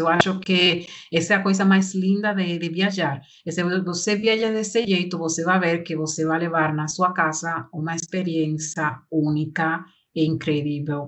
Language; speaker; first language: Portuguese; non-native, learner; Spanish